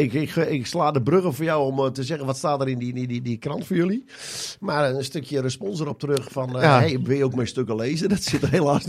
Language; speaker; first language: Dutch; native; Dutch